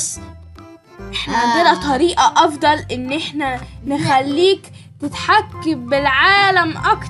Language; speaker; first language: Arabic; native; Arabic